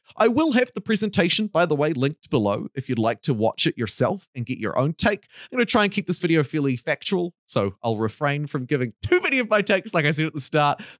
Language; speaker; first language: English; native; English